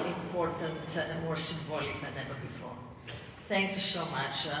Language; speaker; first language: English; non-native, fluent; Greek